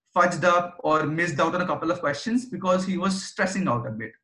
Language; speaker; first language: English; non-native, local second language; Hindi